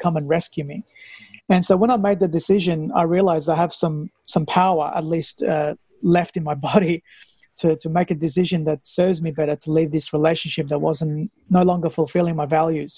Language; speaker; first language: English; early bilingual, other home language; Persian